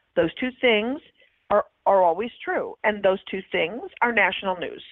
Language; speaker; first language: English; native; English